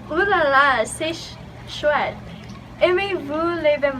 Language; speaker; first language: French; non-native, learner; English